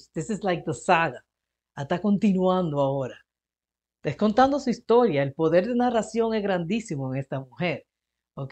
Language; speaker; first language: Spanish; early bilingual, heritage; Spanish